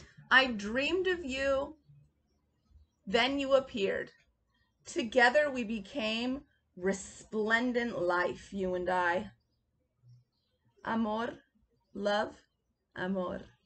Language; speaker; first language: English; native; English